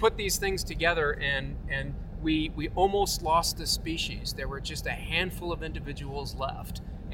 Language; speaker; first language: English; native; English